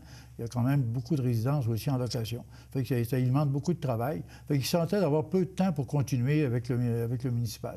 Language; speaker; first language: French; native; French